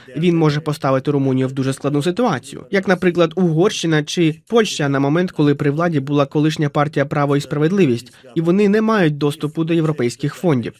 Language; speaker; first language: Ukrainian; non-native, fluent; Romanian